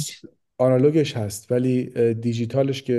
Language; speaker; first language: Persian; native; Persian